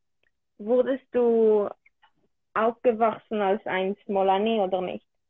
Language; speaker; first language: German; early bilingual, other home language; Hebrew